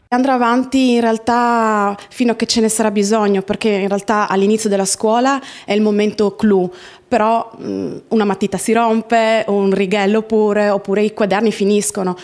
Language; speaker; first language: Italian; native; Italian